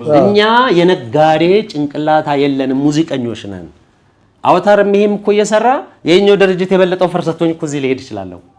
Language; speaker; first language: Amharic; native; Amharic